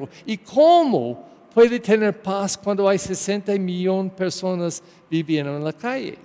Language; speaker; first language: Spanish; non-native, learner; English